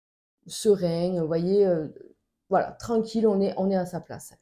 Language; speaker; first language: French; native; French